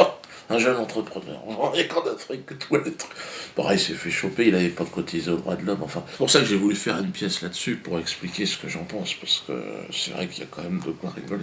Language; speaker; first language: French; native; French